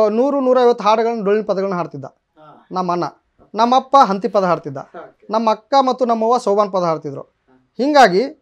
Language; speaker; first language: Kannada; native; Kannada